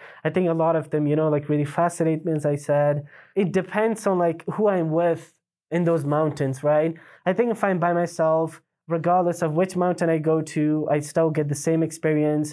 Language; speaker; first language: English; non-native, fluent; Pashto